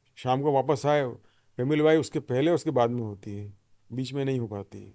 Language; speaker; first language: Hindi; native; Hindi